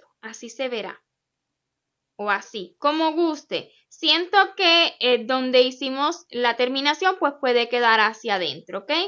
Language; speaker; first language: Spanish; native; Spanish